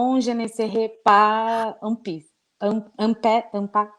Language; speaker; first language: French; non-native, learner; Portuguese